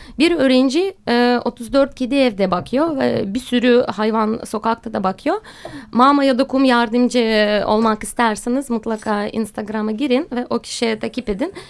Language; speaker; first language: Turkish; non-native, fluent; Russian